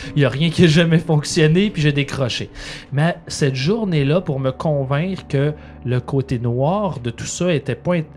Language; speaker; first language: French; native; French